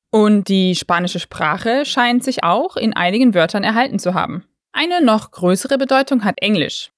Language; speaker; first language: German; native; German